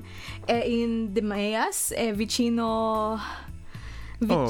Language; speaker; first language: Italian; non-native, learner; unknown